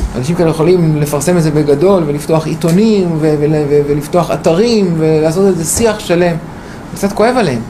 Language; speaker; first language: Hebrew; native; Hebrew